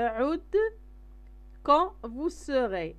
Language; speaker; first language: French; non-native, local second language; Arabic